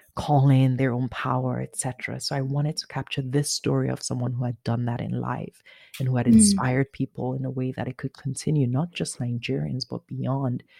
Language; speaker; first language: English; non-native, local second language; Igbo